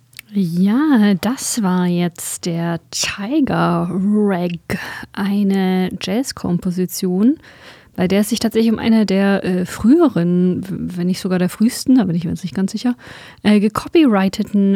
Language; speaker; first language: German; native; German